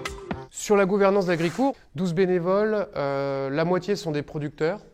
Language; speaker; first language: French; native; French